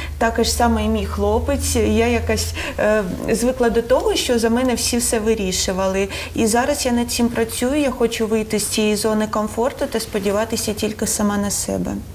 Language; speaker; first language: Ukrainian; non-native, local second language; Russian